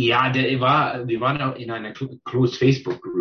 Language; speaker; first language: German; non-native, fluent; English